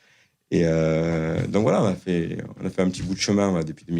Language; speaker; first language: French; native; French